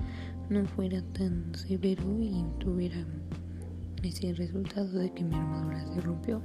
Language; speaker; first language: Spanish; native; Spanish